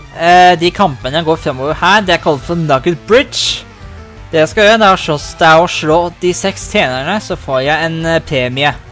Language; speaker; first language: Norwegian; native; Norwegian